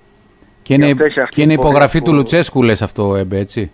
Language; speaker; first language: Greek; native; Greek